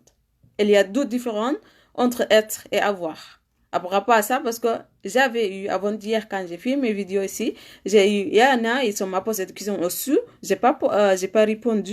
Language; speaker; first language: French; non-native, learner; Arabic